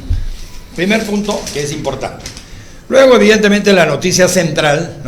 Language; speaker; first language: Spanish; native; Spanish